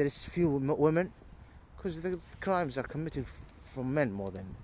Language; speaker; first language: English; non-native, fluent; Arabic